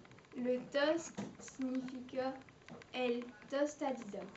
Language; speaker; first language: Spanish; non-native, learner; French